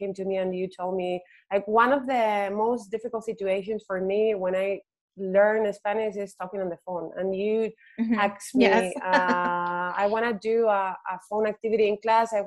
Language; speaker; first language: English; non-native, fluent; Spanish